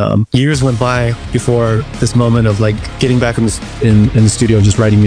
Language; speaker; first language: English; native; English